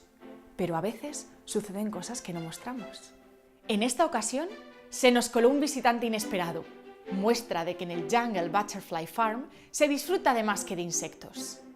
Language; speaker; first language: Spanish; native; Spanish